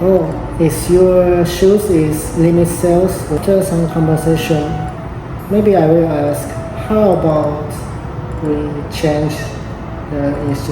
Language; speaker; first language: English; non-native, fluent; Japanese